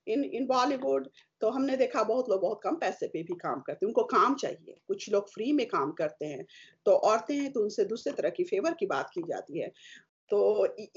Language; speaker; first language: Hindi; native; Hindi